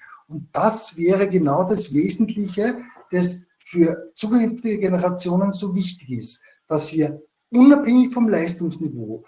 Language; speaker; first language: German; native; German